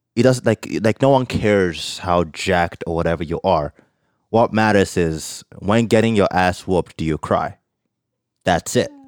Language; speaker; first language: English; non-native, local second language; Yoruba